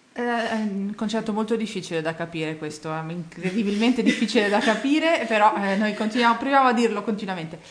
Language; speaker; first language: Italian; native; Italian